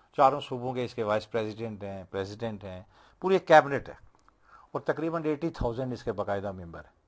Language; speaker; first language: Urdu; non-native, local second language; Punjabi